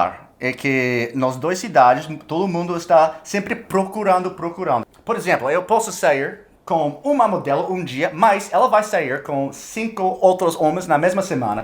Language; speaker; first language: Portuguese; non-native, fluent; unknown